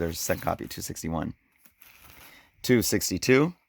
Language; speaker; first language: English; native; English